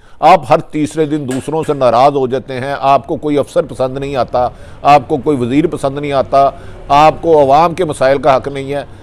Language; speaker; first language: Urdu; non-native, local second language; Punjabi